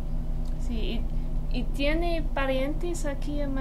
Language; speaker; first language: Spanish; non-native, fluent; English